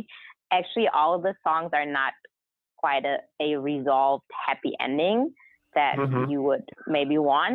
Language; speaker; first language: English; non-native, fluent; German